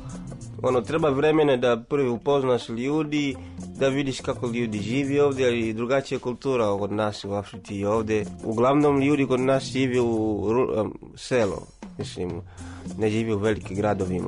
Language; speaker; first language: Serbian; non-native, learner; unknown